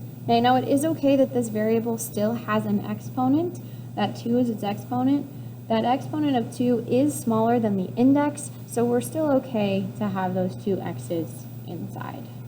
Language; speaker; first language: English; native; English